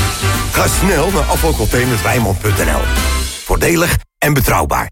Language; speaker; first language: Dutch; native; Dutch